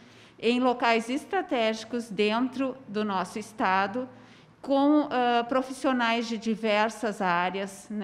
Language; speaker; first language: Portuguese; native; Portuguese